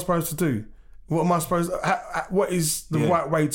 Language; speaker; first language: English; native; English